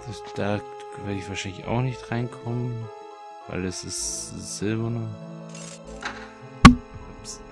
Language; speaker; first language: German; native; German